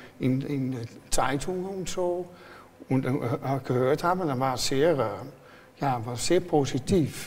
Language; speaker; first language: German; non-native, fluent; Dutch